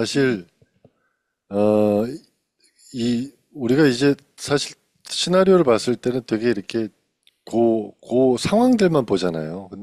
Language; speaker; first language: Korean; native; Korean